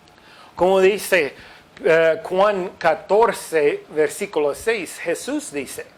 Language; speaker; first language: Spanish; non-native, fluent; English